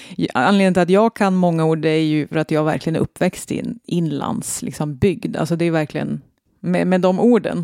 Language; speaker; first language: Swedish; native; Swedish